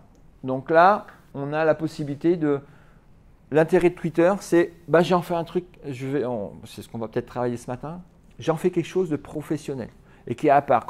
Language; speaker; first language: French; native; French